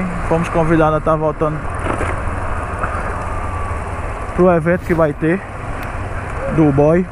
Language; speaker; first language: Portuguese; native; Portuguese